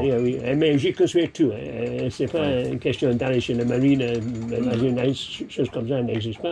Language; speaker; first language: French; non-native, learner; English